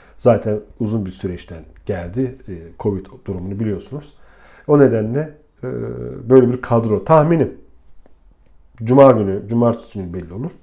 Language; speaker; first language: Turkish; native; Turkish